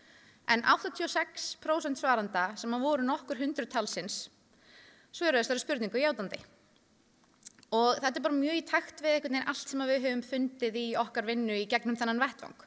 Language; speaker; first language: Icelandic; native; Icelandic